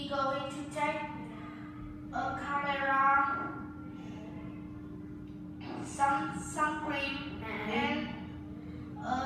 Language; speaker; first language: English; non-native, learner; Vietnamese